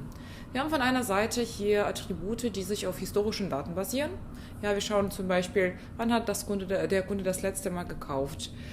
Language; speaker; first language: German; non-native, fluent; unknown